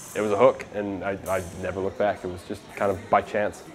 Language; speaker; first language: English; native; English